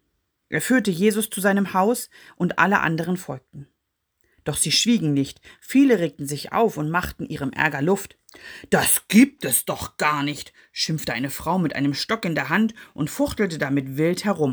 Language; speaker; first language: German; native; German